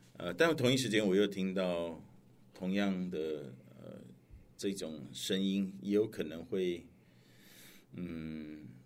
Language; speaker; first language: Chinese; native; Chinese